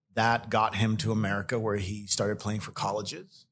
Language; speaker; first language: English; early bilingual, other home language; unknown